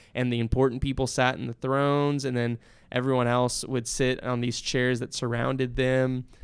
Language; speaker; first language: English; native; English